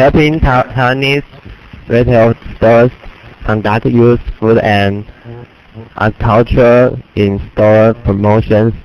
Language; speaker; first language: English; non-native, learner; Chinese